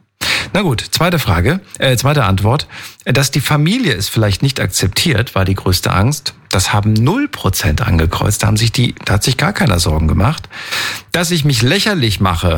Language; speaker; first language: German; native; German